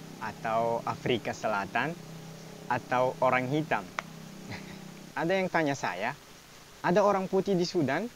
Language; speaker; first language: Indonesian; non-native, fluent; Arabic